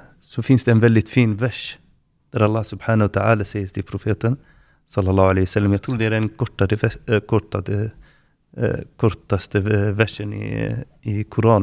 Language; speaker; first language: Swedish; non-native, fluent; Arabic